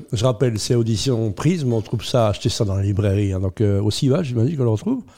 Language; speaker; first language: French; native; French